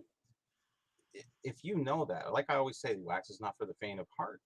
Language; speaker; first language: English; native; English